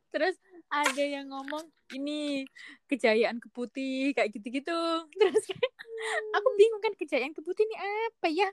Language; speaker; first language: Indonesian; native; Indonesian